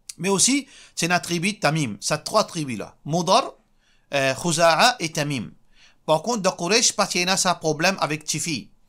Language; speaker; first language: French; non-native, local second language; Morisyen